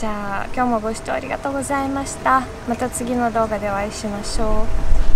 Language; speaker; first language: Japanese; non-native, fluent; Russian